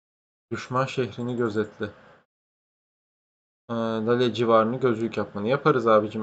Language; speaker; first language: Turkish; native; Turkish